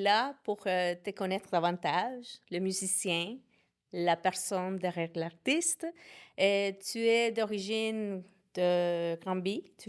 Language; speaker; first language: French; native; French